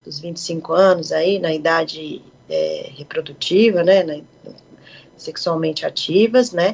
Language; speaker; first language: Portuguese; native; Portuguese